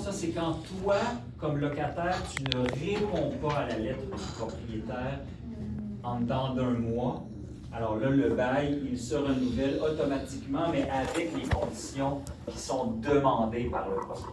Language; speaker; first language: French; native; French